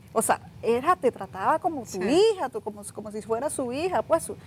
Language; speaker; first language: Spanish; native; Spanish